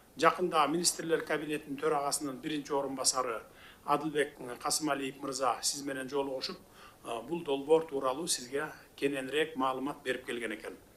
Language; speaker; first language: Kyrgyz; native; Kyrgyz